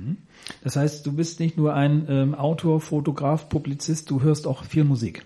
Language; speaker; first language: German; native; German